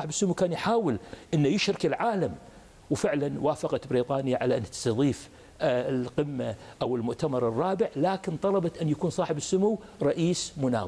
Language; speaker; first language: Arabic; native; Arabic